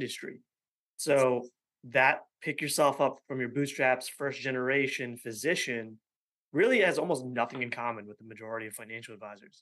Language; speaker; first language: English; native; English